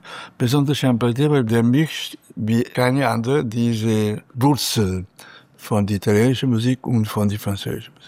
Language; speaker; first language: German; non-native, fluent; Catalan